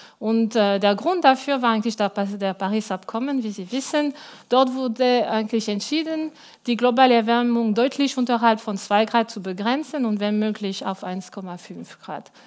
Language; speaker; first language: German; non-native, local second language; French